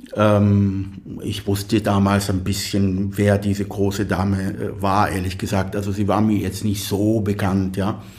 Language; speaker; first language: German; non-native, fluent; Arabic